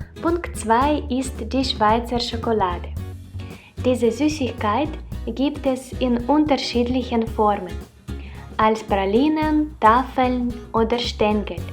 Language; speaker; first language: German; non-native, fluent; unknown